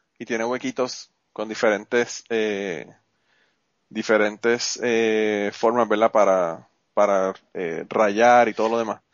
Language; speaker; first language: Spanish; native; Spanish